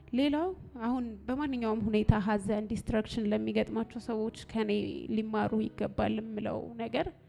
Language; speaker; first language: Amharic; native; Amharic